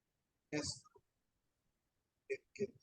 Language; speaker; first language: English; non-native, local second language; Urdu